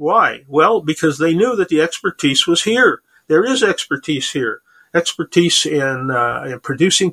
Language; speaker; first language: English; native; English